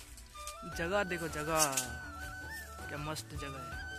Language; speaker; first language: Hindi; non-native, local second language; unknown